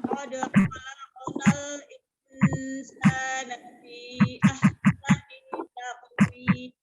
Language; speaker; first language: Arabic; non-native, learner; Indonesian